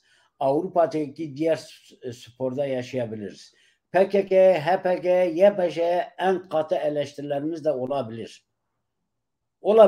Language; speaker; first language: Turkish; non-native, local second language; Kurdish